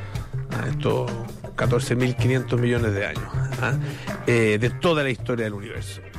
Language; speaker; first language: Spanish; native; Spanish